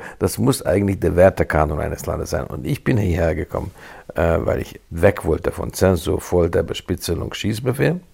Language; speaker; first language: German; non-native, fluent; Hungarian